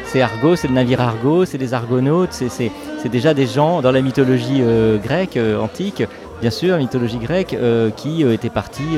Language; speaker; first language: French; native; French